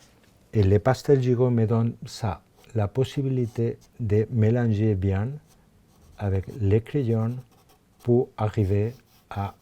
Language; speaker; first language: French; non-native, fluent; Spanish